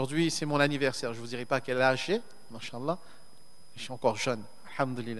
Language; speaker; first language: French; native; French